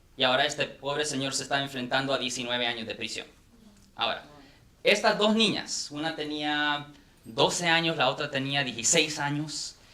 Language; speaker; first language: Spanish; non-native, fluent; English